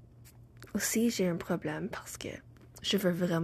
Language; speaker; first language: French; non-native, learner; English